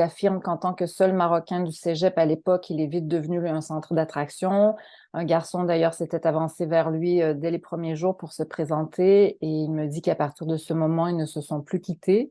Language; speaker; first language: French; native; French